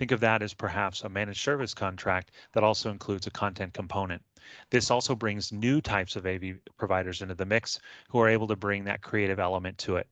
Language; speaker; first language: English; native; English